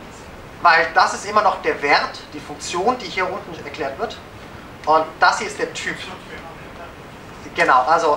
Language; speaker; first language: German; native; German